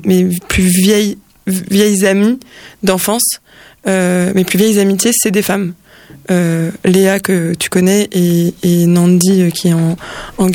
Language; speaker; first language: French; native; French